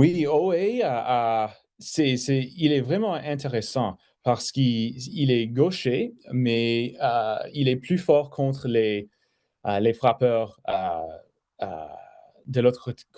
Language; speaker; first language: French; non-native, fluent; English